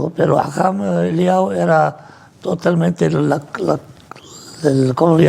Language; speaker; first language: Spanish; non-native, fluent; Arabic